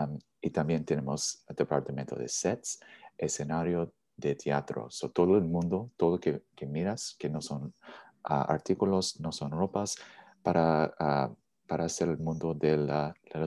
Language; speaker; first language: Spanish; non-native, learner; English